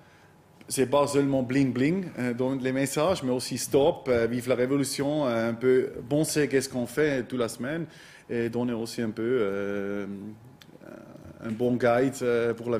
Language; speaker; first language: French; non-native, local second language; German